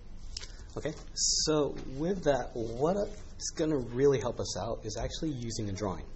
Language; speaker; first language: English; native; English